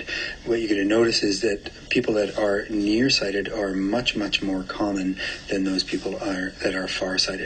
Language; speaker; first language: English; native; English